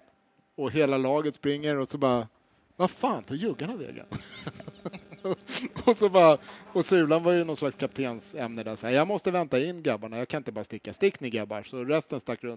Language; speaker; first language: Swedish; native; Swedish